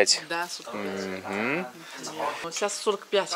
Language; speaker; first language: Russian; non-native, learner; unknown